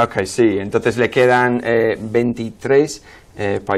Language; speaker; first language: Spanish; non-native, fluent; English